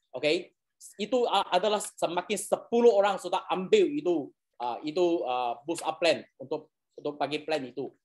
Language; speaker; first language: Malay; non-native, local second language; Chinese